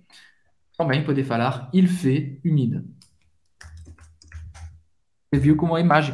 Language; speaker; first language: Portuguese; non-native, fluent; French